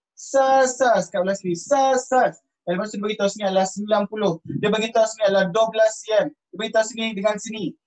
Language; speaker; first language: Malay; native; Malay